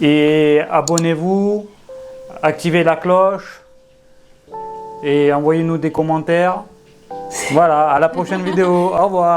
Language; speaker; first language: French; native; French